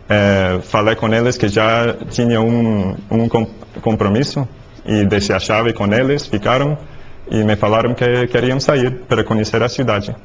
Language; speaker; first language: Portuguese; non-native, learner; English